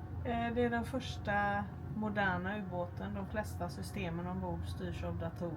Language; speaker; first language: Swedish; native; Swedish